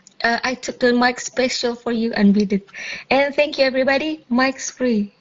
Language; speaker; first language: English; non-native, fluent; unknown